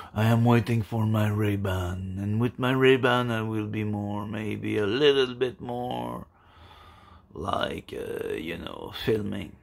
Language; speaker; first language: English; non-native, learner; French